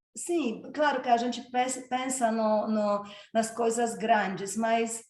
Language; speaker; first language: Portuguese; non-native, fluent; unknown